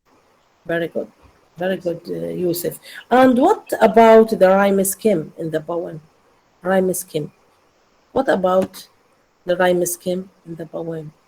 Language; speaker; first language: English; non-native, learner; Arabic